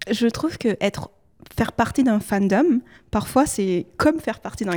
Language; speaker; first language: French; native; French